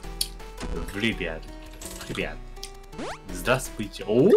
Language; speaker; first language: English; non-native, learner; Korean